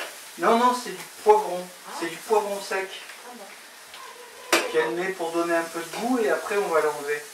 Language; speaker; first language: French; native; French